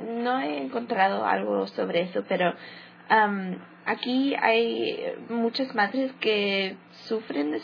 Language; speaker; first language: Spanish; early bilingual, heritage; English